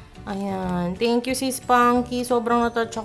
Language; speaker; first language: Filipino; native; Filipino